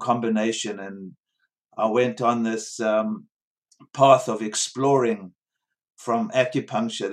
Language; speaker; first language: English; native; English